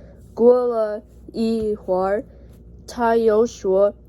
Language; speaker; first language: Chinese; non-native, learner; English